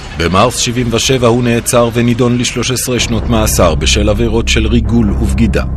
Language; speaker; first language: Hebrew; native; Hebrew